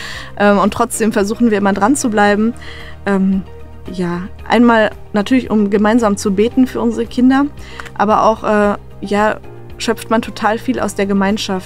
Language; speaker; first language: German; native; German